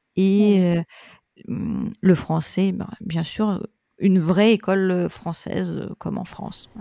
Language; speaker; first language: French; non-native, fluent; Russian